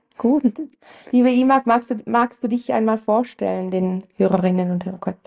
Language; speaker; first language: German; native; German